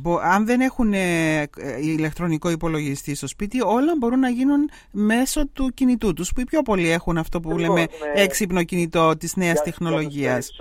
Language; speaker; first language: Greek; native; Greek